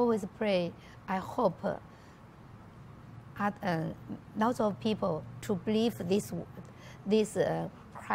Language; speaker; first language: English; non-native, learner; Chinese